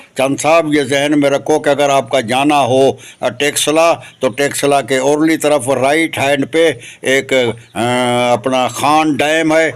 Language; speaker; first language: Urdu; non-native, local second language; Sindhi